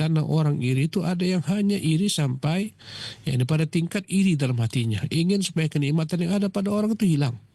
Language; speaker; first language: Malay; native; Malay